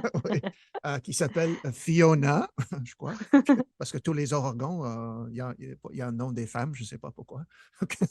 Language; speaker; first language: French; non-native, fluent; English